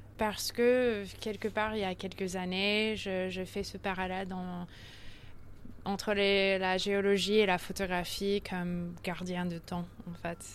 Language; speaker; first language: French; early bilingual, heritage; French